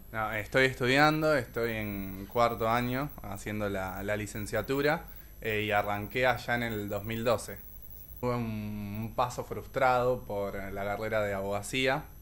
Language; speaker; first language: Spanish; native; Spanish